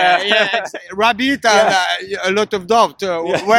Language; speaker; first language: English; non-native, learner; French